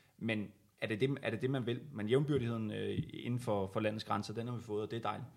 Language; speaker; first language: Danish; native; Danish